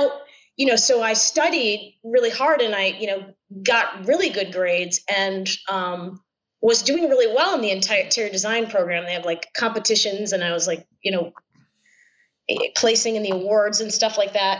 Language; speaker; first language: English; native; English